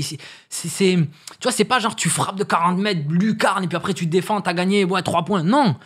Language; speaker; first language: French; native; French